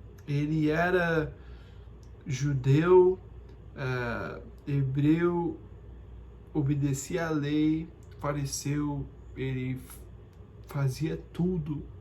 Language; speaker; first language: Portuguese; non-native, fluent; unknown